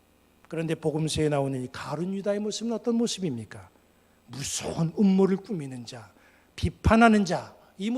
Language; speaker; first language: Korean; native; Korean